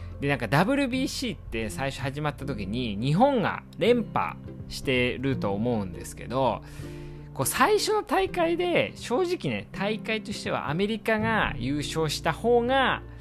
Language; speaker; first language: Japanese; native; Japanese